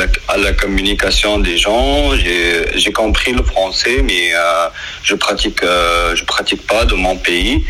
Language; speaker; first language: French; non-native, learner; Arabic